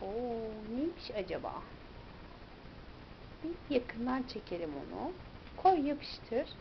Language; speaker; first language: Turkish; native; Turkish